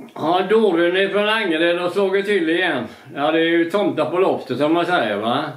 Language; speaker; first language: Swedish; native; Swedish